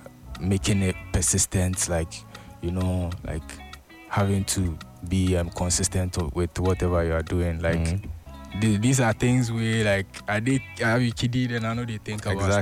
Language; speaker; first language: English; non-native, local second language; Akan